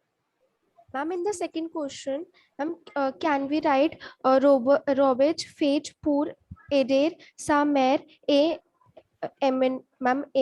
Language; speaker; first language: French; non-native, learner; Hindi